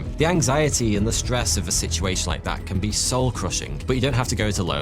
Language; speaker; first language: English; native; English